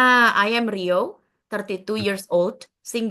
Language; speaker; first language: English; non-native, fluent; Indonesian